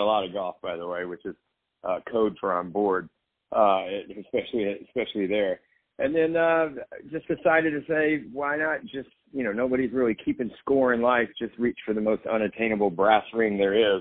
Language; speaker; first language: English; native; English